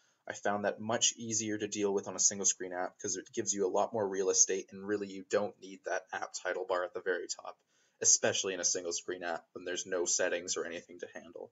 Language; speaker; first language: English; native; English